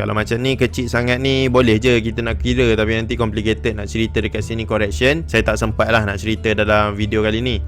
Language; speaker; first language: Malay; native; Malay